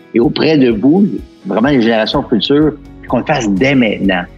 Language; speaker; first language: French; native; French